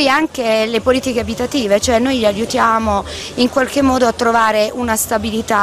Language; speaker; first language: Italian; native; Italian